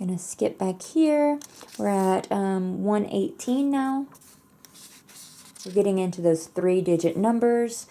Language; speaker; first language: English; native; English